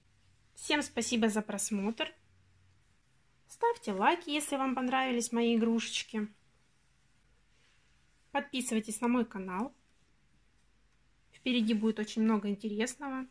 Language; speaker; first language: Russian; native; Russian